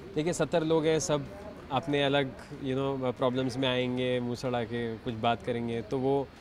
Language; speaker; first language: Hindi; native; Hindi